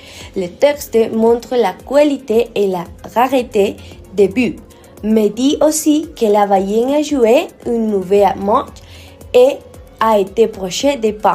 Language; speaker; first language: French; non-native, learner; Spanish